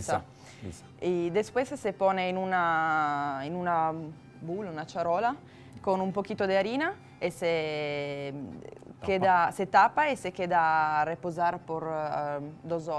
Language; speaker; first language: Spanish; non-native, fluent; Italian